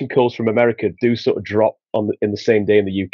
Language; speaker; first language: English; native; English